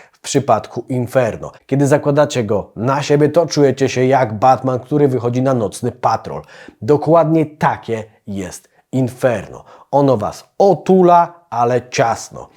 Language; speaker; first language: Polish; native; Polish